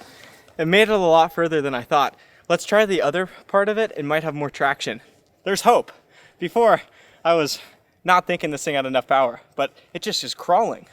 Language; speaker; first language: English; native; English